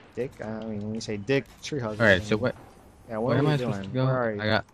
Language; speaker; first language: English; native; English